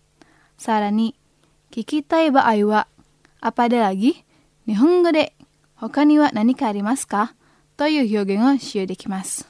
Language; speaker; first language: Japanese; non-native, fluent; Indonesian